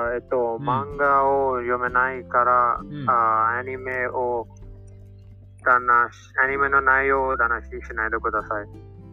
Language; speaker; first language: Japanese; non-native, learner; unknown